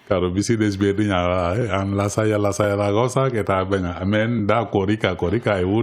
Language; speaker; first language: Basque; non-native, learner; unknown